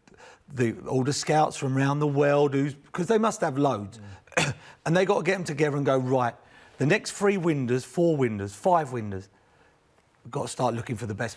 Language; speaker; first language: English; native; English